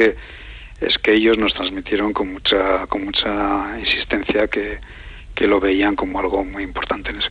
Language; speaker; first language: Spanish; native; Spanish